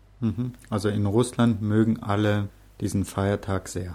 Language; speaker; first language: German; native; German